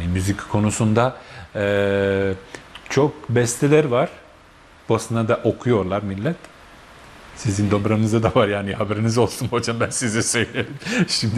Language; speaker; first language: Turkish; non-native, fluent; Bosnian